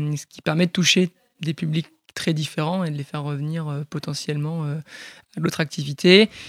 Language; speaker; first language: French; native; French